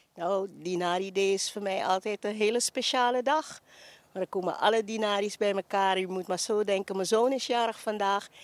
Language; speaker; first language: Dutch; native; Dutch